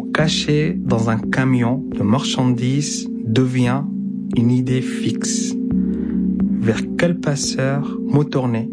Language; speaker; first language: French; non-native, fluent; Arabic